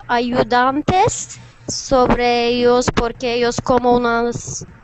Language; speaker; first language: Spanish; non-native, learner; Turkish